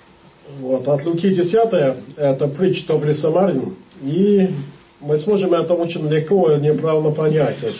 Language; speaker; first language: Russian; non-native, learner; English